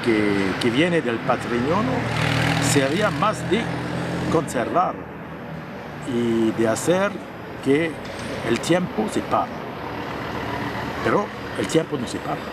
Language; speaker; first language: Spanish; non-native, fluent; French